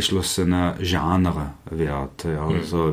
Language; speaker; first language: German; non-native, fluent; Czech